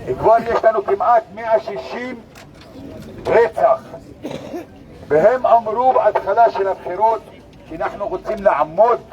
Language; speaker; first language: Hebrew; non-native, local second language; Arabic